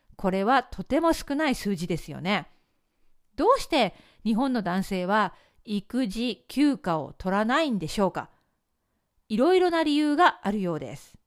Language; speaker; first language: Japanese; native; Japanese